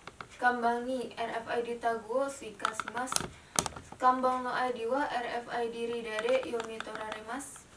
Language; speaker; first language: Japanese; non-native, learner; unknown